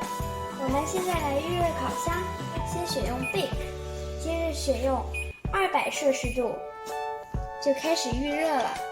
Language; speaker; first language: Chinese; early bilingual, heritage; Chinese